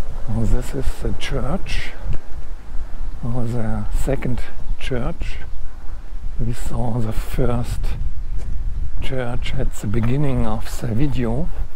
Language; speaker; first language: English; non-native, fluent; German